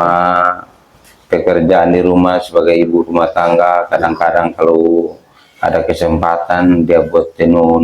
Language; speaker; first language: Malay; non-native, local second language; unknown